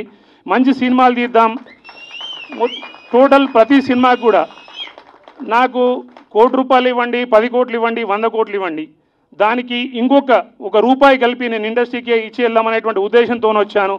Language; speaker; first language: Telugu; native; Telugu